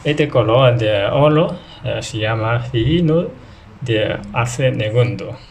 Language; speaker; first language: Spanish; non-native, learner; Chinese